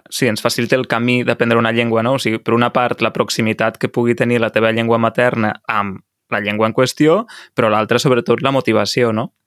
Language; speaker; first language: Catalan; native; Catalan